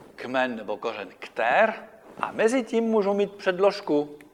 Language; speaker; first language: Czech; non-native, fluent; French